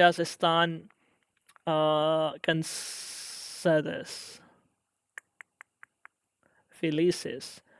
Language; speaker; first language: Spanish; non-native, learner; English